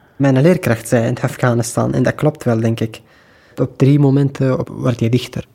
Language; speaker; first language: Dutch; non-native, learner; Persian